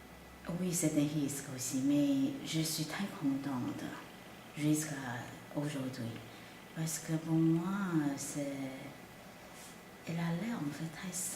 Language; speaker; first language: French; non-native, fluent; Chinese